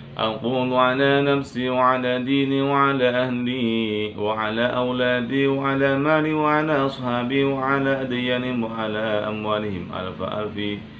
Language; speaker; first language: Arabic; non-native, fluent; Indonesian